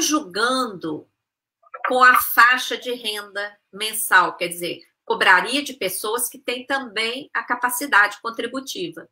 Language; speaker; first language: Portuguese; native; Portuguese